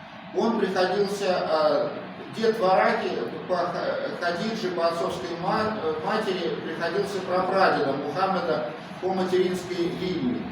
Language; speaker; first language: Russian; native; Russian